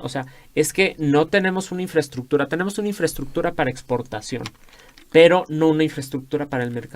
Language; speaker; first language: Spanish; native; Spanish